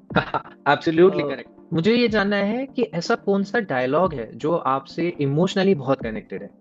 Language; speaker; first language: Hindi; native; Hindi